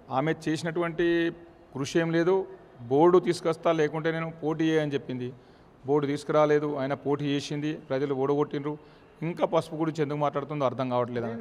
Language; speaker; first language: Telugu; native; Telugu